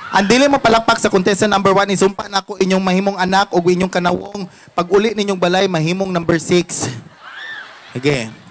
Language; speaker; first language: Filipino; non-native, local second language; Cebuano